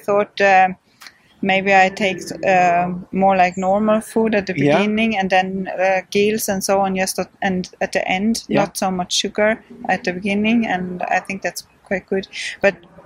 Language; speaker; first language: English; non-native, fluent; Swedish